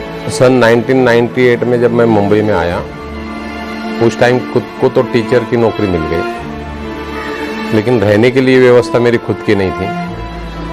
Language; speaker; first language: Hindi; native; Hindi